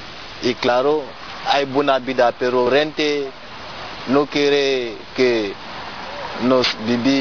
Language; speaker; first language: Spanish; non-native, learner; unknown